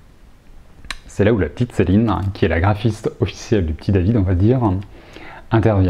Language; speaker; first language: French; native; French